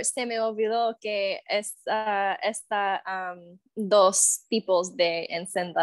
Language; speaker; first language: Spanish; non-native, learner; English